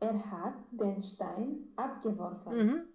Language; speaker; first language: German; non-native, learner; Romanian